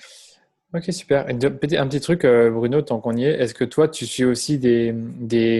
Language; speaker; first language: French; native; French